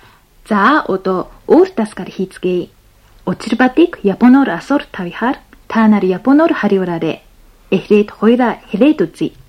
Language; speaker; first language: Mongolian; non-native, fluent; Japanese